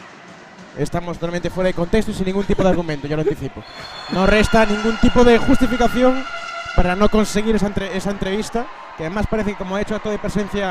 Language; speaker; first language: Spanish; native; Spanish